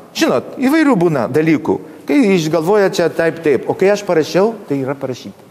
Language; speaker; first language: Lithuanian; native; Lithuanian